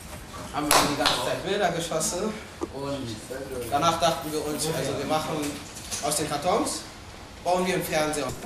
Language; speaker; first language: German; early bilingual, other home language; Turkish